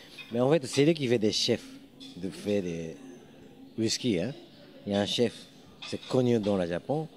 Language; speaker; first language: French; non-native, learner; Japanese